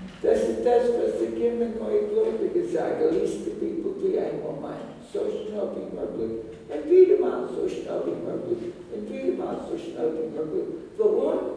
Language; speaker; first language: German; non-native, fluent; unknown